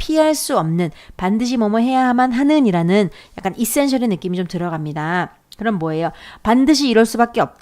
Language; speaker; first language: Korean; native; Korean